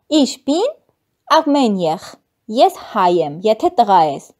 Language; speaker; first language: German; non-native, fluent; Armenian